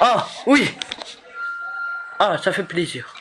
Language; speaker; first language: French; native; French